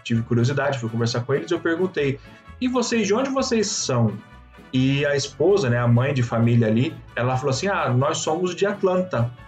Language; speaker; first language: Portuguese; native; Portuguese